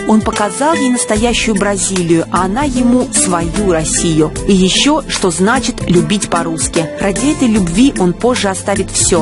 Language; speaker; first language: Russian; native; Russian